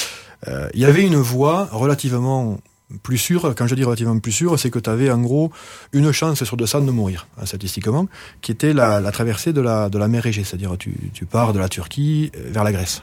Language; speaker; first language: French; native; French